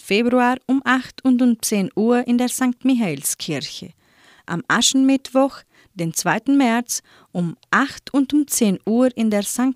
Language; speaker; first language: German; native; German